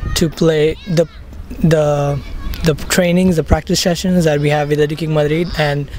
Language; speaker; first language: English; non-native, local second language; Hindi